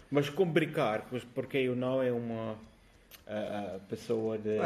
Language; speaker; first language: Portuguese; non-native, learner; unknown